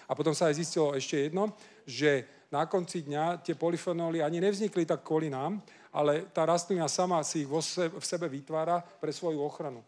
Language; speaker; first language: Slovak; non-native, local second language; Hungarian